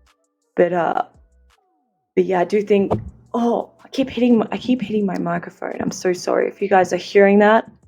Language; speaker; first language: English; native; English